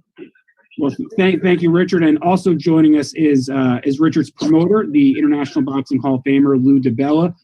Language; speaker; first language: English; native; English